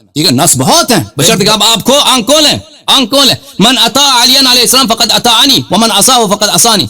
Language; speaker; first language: Urdu; non-native, fluent; Persian